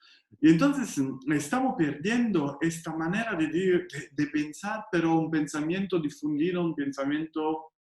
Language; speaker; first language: Spanish; non-native, fluent; Italian